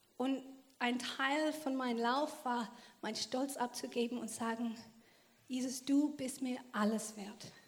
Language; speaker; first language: German; non-native, fluent; English